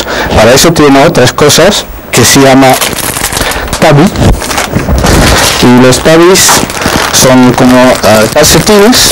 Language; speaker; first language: Spanish; non-native, fluent; Dutch